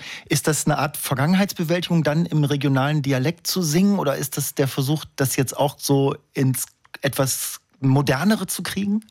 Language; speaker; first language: German; native; German